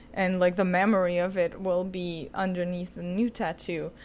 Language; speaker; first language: English; non-native, fluent; Ukrainian